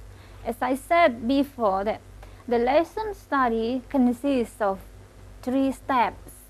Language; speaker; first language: English; non-native, local second language; Indonesian